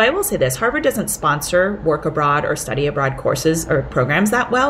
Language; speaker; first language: English; early bilingual, other home language; Cantonese